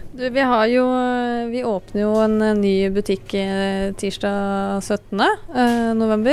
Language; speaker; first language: Norwegian; native; Norwegian